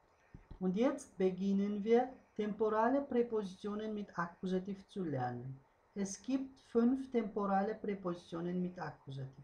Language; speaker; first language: German; non-native, fluent; Uzbek